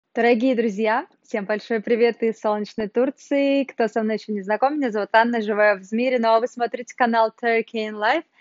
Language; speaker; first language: Russian; native; Russian